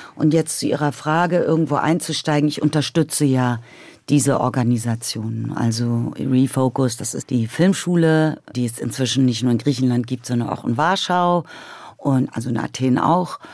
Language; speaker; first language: German; native; German